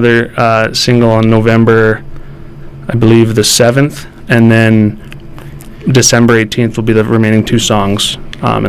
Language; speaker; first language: English; native; English